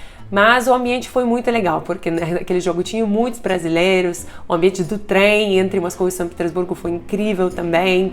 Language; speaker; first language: Portuguese; non-native, fluent; Russian